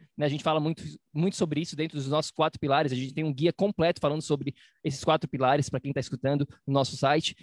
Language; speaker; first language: Portuguese; native; Portuguese